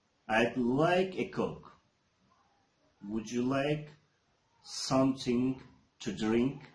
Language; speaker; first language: English; non-native, fluent; Turkish